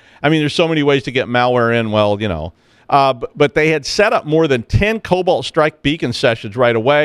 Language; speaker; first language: English; native; English